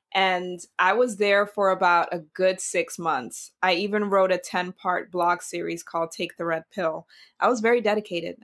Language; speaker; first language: English; early bilingual, other home language; Dutch